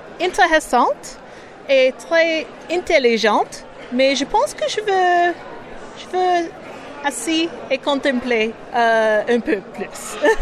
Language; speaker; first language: French; non-native, learner; English